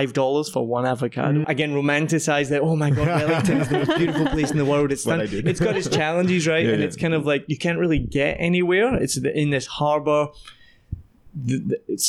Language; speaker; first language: English; native; English